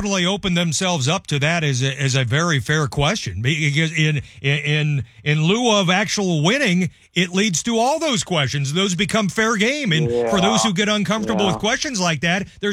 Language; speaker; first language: English; native; English